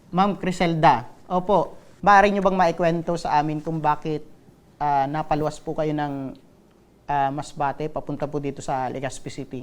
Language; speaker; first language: Filipino; non-native, local second language; Bikol